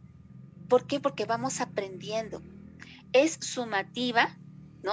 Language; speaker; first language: Spanish; native; Spanish